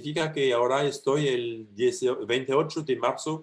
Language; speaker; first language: Spanish; non-native, fluent; French